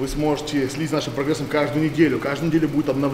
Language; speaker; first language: Russian; native; Russian